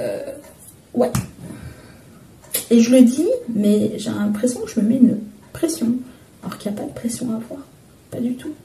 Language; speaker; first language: French; native; French